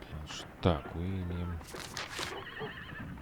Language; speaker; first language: Russian; native; Russian